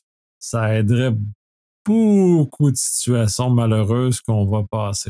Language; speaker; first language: French; native; French